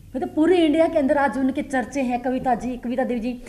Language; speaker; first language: Hindi; native; Hindi